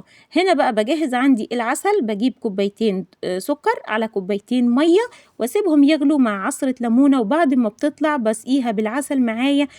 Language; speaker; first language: Arabic; native; Arabic